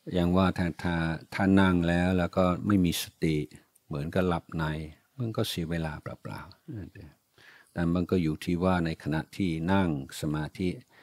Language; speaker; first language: Thai; non-native, fluent; English